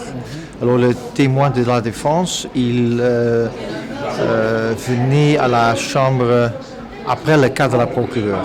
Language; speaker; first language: French; non-native, learner; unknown